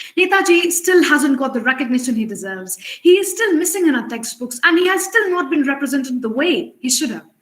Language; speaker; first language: English; non-native, local second language; Hindi